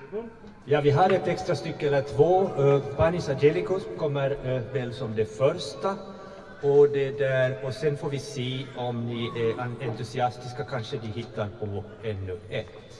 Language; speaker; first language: Swedish; native; Swedish